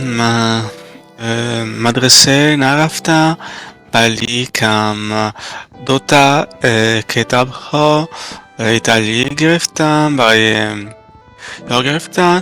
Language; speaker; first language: Persian; non-native, learner; Italian